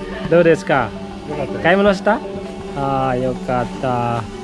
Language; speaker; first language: Japanese; non-native, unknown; Balinese